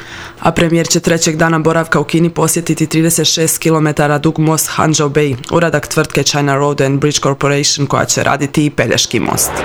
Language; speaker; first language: Croatian; native; Croatian